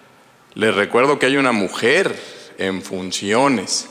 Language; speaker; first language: Spanish; native; Spanish